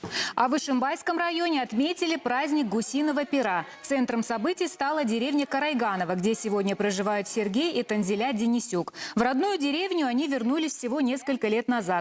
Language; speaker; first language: Russian; native; Russian